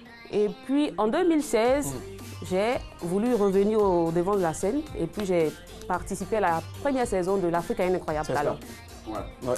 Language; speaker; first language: French; native; French